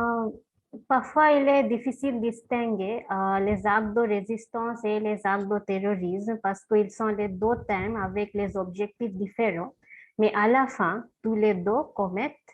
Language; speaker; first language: French; non-native, fluent; Bangla